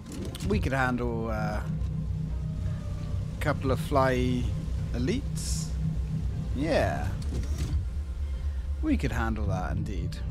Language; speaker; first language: English; native; English